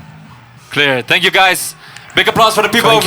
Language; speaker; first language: English; non-native, fluent; Dutch